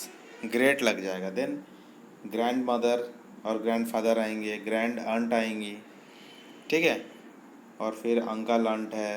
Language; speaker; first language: Hindi; native; Hindi